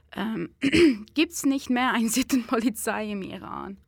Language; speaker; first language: German; non-native, fluent; Persian